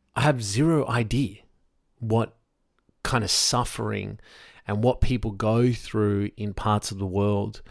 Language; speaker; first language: English; native; English